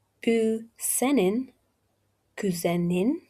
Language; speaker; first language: Turkish; non-native, learner; English